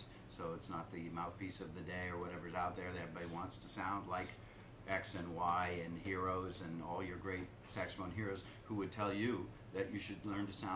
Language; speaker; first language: English; native; English